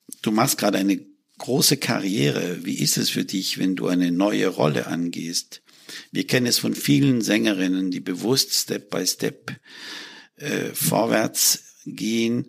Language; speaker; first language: German; native; German